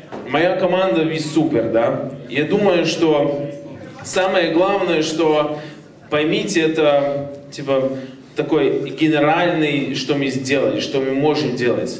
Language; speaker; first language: Russian; non-native, learner; Latvian